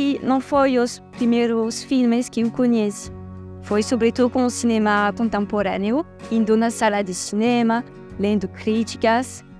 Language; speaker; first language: Portuguese; non-native, fluent; French